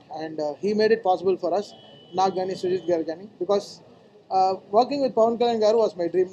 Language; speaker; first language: Telugu; native; Telugu